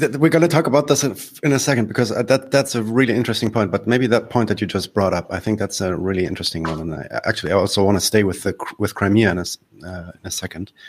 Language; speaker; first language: English; non-native, fluent; Polish